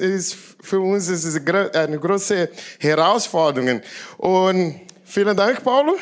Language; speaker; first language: German; non-native, learner; Portuguese